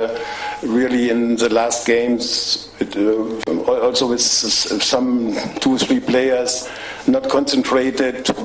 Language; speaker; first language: English; non-native, fluent; German